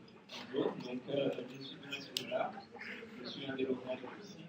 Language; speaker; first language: French; native; French